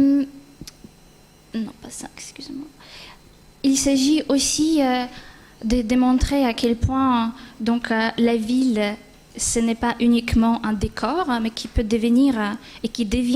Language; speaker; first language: French; non-native, fluent; Ukrainian